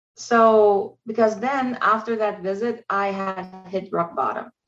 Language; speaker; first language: English; non-native, fluent; German